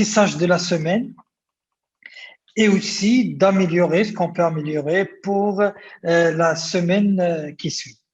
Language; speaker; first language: French; non-native, local second language; Arabic